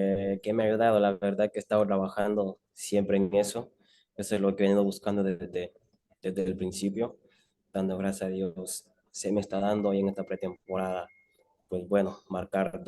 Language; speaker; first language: Spanish; native; Spanish